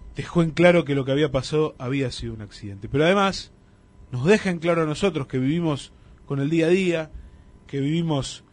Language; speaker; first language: Spanish; native; Spanish